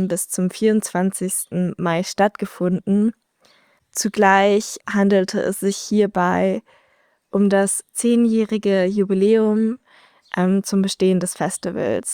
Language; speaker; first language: German; native; German